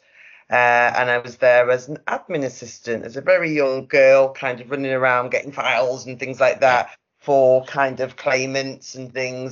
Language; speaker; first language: English; native; English